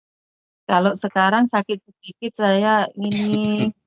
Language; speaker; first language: Indonesian; non-native, local second language; Javanese